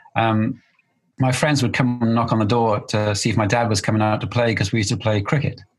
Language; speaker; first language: English; native; English